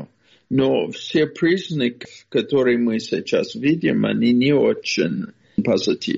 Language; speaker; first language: Russian; non-native, fluent; English